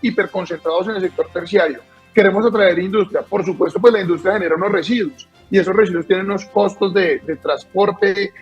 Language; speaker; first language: Spanish; native; Spanish